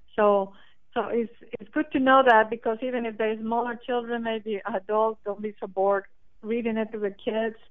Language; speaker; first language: English; non-native, fluent; Spanish